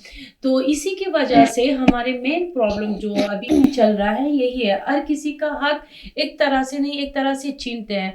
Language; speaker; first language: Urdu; non-native, fluent; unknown